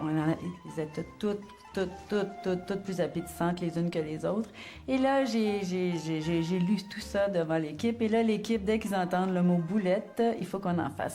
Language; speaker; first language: French; native; French